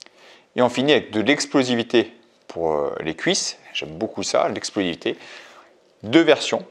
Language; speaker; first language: French; native; French